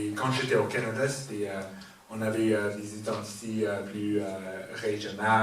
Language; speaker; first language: French; non-native, fluent; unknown